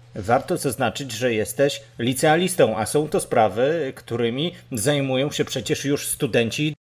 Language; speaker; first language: Polish; native; Polish